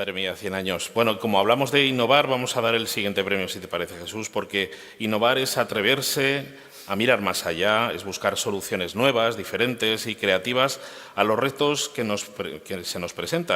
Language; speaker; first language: Spanish; native; Spanish